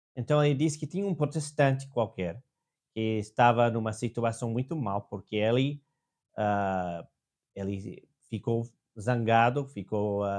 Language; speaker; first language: Portuguese; non-native, fluent; English